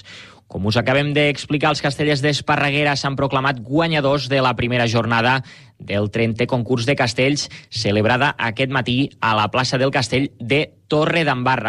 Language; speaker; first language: Catalan; native; Catalan